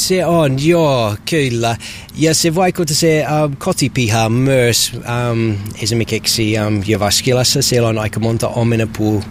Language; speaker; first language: Finnish; non-native, learner; English